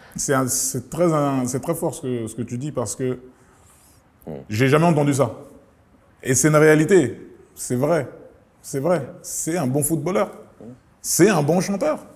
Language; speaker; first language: French; early bilingual, other home language; Lingala